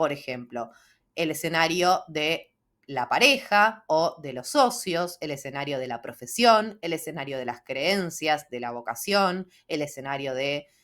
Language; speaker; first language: Spanish; native; Spanish